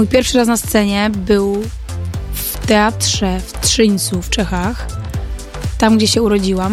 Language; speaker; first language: Polish; early bilingual, heritage; Polish